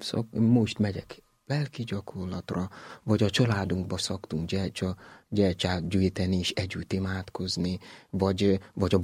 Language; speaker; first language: Hungarian; non-native, learner; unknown